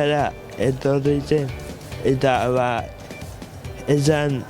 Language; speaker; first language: Basque; non-native, local second language; Spanish